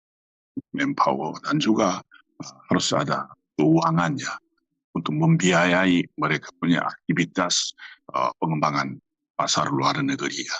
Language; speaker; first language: Indonesian; non-native, fluent; Korean